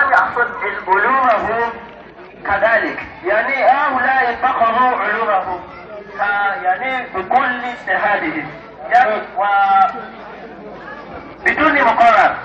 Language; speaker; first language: Arabic; non-native, learner; Yoruba